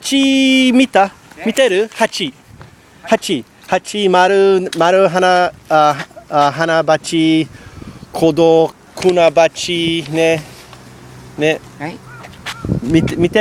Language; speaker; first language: Japanese; non-native, learner; English